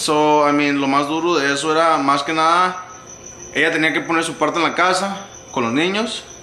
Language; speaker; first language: Spanish; early bilingual, heritage; Spanish